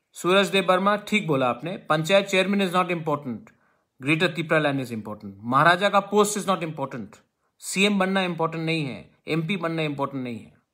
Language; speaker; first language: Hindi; non-native, local second language; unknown